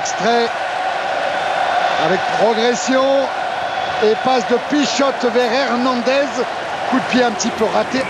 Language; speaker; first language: French; native; French